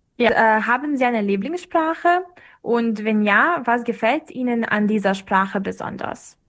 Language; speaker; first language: German; non-native, fluent; Serbian